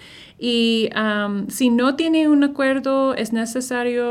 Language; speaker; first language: Spanish; non-native, fluent; English